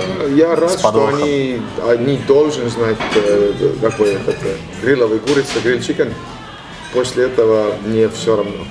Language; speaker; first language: Russian; non-native, learner; Estonian